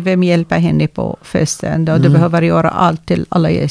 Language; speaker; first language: Swedish; non-native, learner; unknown